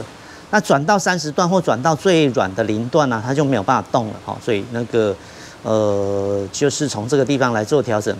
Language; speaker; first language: Chinese; native; Chinese